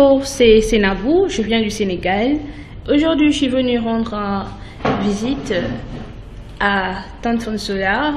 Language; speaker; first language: French; non-native, local second language; Wolof